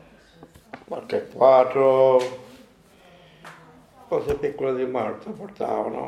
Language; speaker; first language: Italian; non-native, local second language; Sicilian